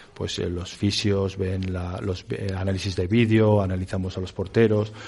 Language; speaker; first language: Spanish; native; Spanish